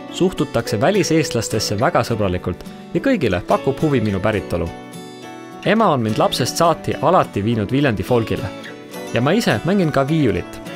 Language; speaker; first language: Estonian; early bilingual, heritage; German